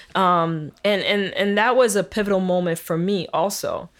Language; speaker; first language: English; early bilingual, other home language; Haitian Creole